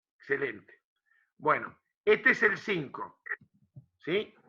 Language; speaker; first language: Spanish; native; Spanish